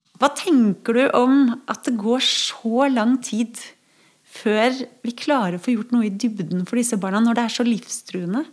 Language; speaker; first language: Norwegian; native; Norwegian